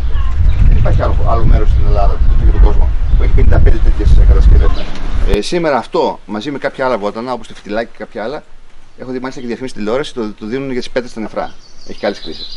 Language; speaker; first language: Greek; native; Greek